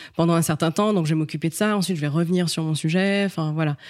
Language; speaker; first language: French; native; French